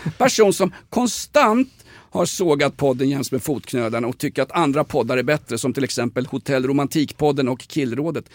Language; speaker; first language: Swedish; native; Swedish